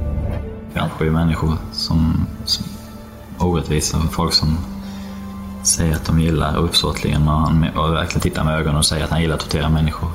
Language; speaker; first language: Swedish; native; Swedish